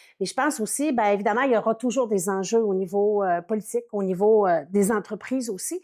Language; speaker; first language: French; native; French